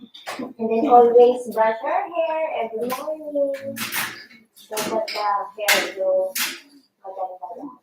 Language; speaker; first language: English; non-native, local second language; Filipino